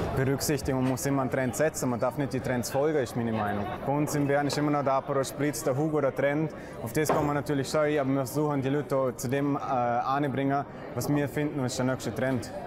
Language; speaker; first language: German; native; German